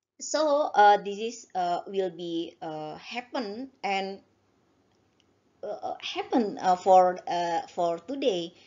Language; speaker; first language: English; non-native, learner; Indonesian